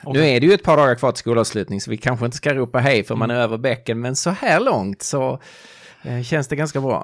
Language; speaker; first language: Swedish; native; Swedish